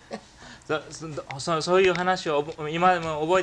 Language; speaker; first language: Japanese; early bilingual, heritage; Japanese